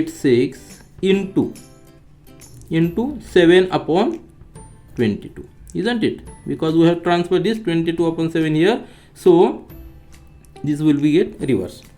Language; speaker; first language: English; non-native, local second language; Marathi